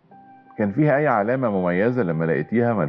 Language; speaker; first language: Arabic; native; Arabic